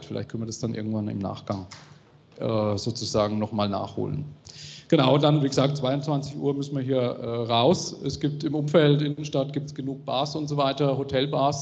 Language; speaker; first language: German; native; German